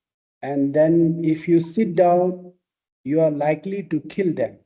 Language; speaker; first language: English; non-native, fluent; Tibetan